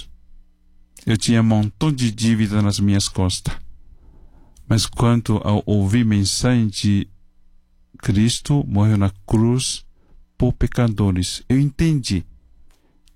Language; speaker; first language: Portuguese; non-native, fluent; Chinese